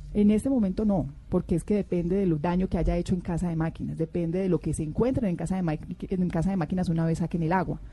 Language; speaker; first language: Spanish; native; Spanish